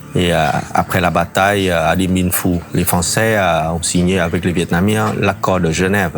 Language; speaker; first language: French; non-native, fluent; Vietnamese